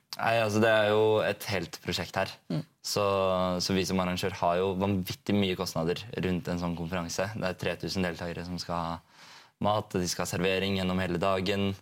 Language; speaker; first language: Norwegian; native; Norwegian